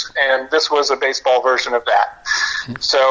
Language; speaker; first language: English; native; English